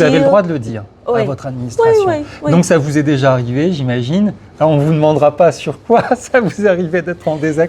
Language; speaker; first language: French; native; French